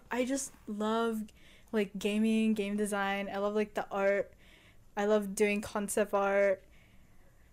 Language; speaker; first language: English; non-native, local second language; Filipino